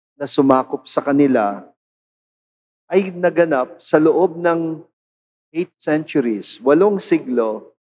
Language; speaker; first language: Filipino; non-native, local second language; Pampanga